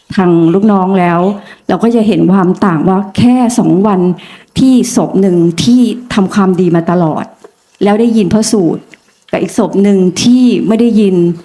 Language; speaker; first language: Thai; native; Thai